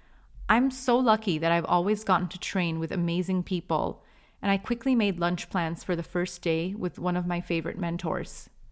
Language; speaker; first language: English; native; English